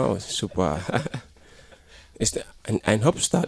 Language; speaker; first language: German; non-native, learner; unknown